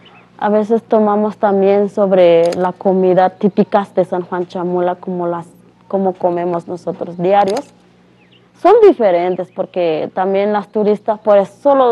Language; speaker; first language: Spanish; non-native, local second language; Tzotzil